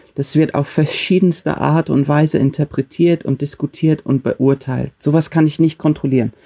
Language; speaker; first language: German; non-native, fluent; English